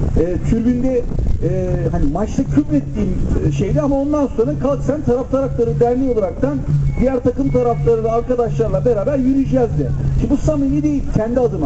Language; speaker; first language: Turkish; native; Turkish